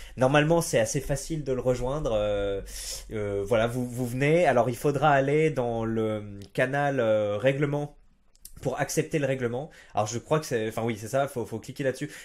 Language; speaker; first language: French; native; French